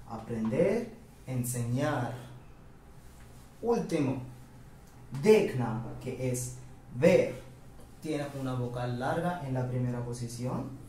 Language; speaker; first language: Spanish; non-native, fluent; Hindi